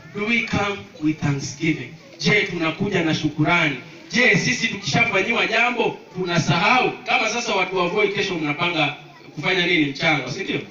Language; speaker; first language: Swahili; non-native, local second language; Luo (Kenya and Tanzania)